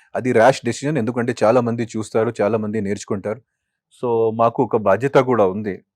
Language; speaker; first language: Telugu; non-native, fluent; Hindi